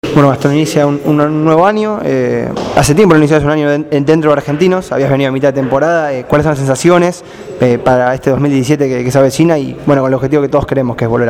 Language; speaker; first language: Spanish; native; Spanish